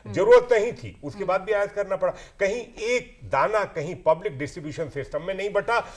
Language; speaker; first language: Hindi; native; Hindi